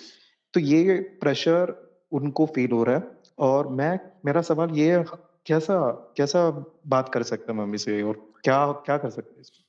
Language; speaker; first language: Hindi; non-native, local second language; Malayalam